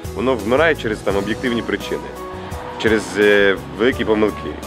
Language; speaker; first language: Ukrainian; non-native, local second language; Russian